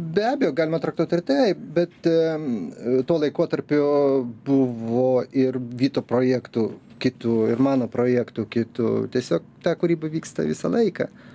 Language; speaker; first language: Lithuanian; non-native, local second language; Russian